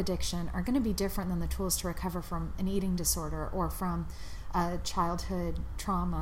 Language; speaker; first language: English; native; English